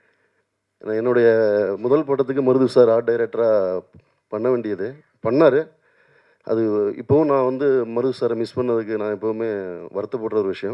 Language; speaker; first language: Tamil; native; Tamil